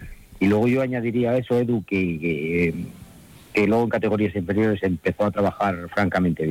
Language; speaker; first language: Spanish; native; Spanish